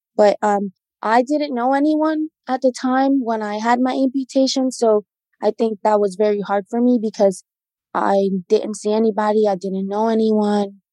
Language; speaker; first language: English; native; English